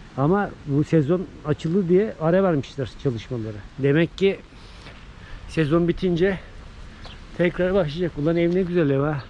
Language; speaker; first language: Turkish; native; Turkish